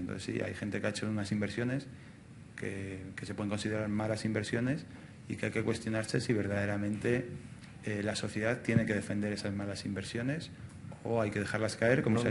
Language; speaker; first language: Spanish; native; Spanish